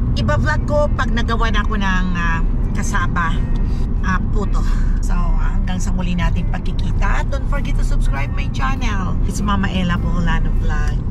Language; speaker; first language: Filipino; non-native, local second language; Cebuano